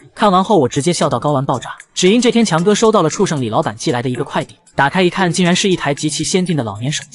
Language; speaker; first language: Chinese; native; Chinese